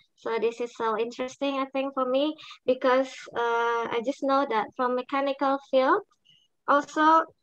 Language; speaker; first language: English; non-native, fluent; Indonesian